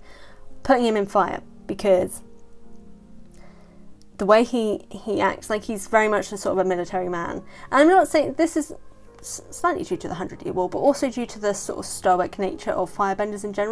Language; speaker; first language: English; native; English